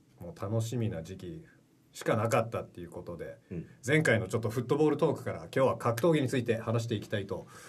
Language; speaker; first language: Japanese; early bilingual, heritage; Japanese